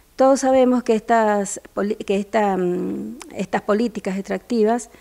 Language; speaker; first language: Spanish; native; Spanish